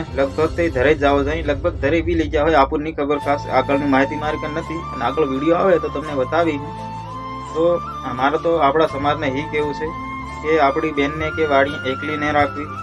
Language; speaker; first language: Gujarati; non-native, local second language; Bhili